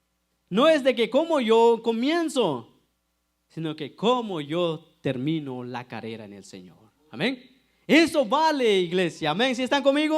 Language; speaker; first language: Spanish; native; Spanish